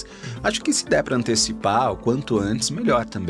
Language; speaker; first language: Portuguese; native; Portuguese